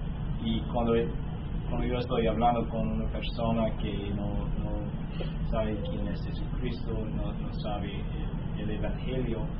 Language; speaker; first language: Spanish; non-native, learner; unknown